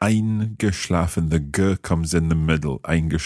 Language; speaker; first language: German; non-native, learner; English